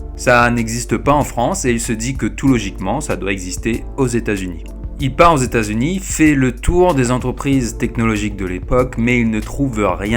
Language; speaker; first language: French; native; French